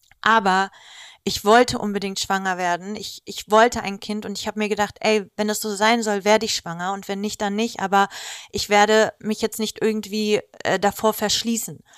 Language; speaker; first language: German; early bilingual, other home language; Greek